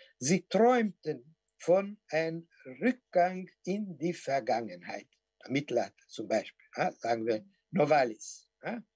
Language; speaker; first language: German; non-native, fluent; Portuguese